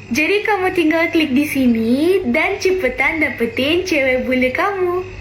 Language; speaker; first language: Indonesian; non-native, fluent; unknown